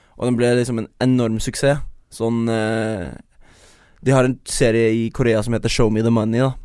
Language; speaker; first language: Norwegian; early bilingual, other home language; Chinese